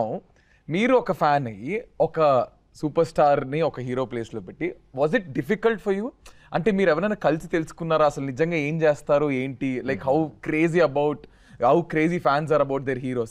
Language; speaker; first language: Telugu; native; Telugu